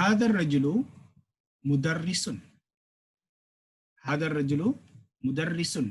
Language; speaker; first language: Arabic; non-native, fluent; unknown